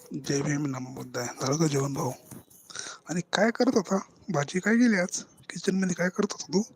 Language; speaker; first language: Hindi; non-native, local second language; Marathi